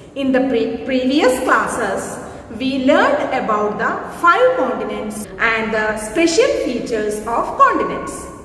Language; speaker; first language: English; non-native, local second language; Malayalam